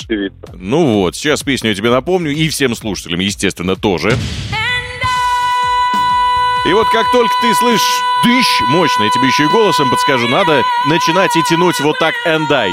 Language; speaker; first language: Russian; native; Russian